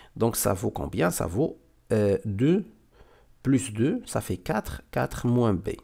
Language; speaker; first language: French; non-native, local second language; Arabic